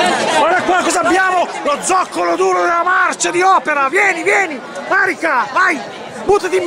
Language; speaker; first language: Italian; native; Italian